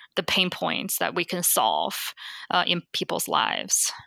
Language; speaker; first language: English; non-native, fluent; Chinese